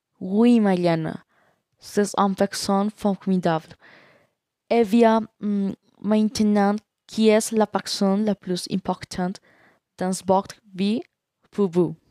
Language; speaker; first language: French; non-native, learner; Spanish